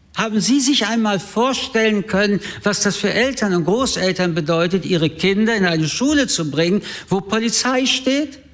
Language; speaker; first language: German; early bilingual, other home language; French